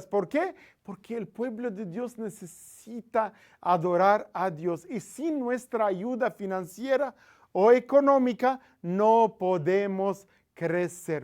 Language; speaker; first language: Spanish; non-native, fluent; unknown